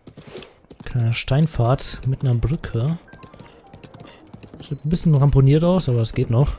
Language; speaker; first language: German; native; German